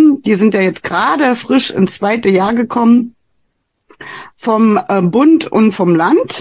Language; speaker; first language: German; native; German